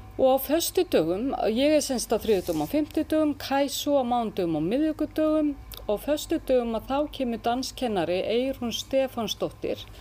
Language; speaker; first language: Icelandic; native; Icelandic